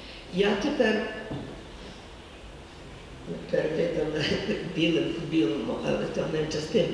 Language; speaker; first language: Ukrainian; early bilingual, heritage; Ukrainian